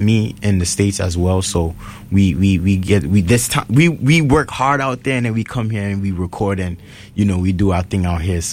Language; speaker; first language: English; native; English